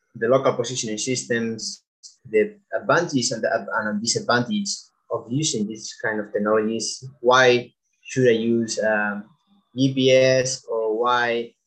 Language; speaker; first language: English; non-native, fluent; Spanish